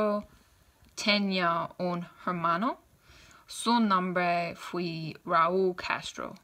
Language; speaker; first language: Spanish; non-native, learner; English